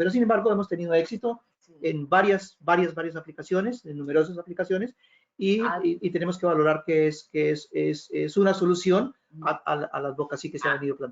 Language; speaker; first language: Spanish; native; Spanish